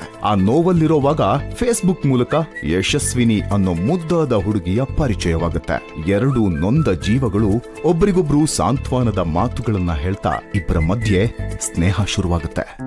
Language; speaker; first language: Kannada; native; Kannada